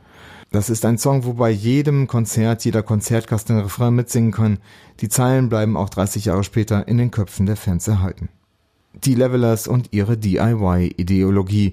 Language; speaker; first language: German; native; German